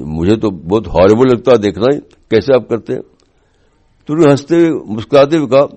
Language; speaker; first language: Urdu; native; Urdu